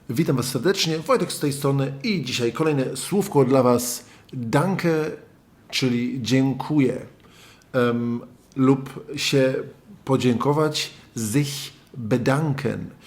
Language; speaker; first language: Polish; early bilingual, other home language; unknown